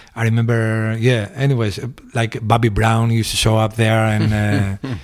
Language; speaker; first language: English; early bilingual, other home language; Greek